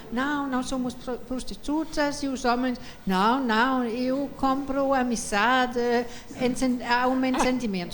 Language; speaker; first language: Portuguese; non-native, fluent; Danish